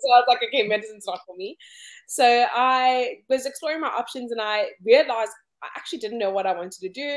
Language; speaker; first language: English; native; English